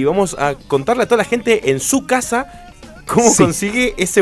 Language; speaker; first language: Spanish; native; Spanish